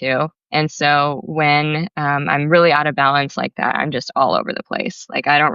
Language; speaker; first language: English; native; English